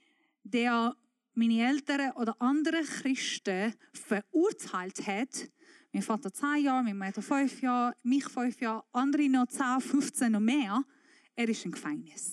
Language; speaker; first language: German; non-native, fluent; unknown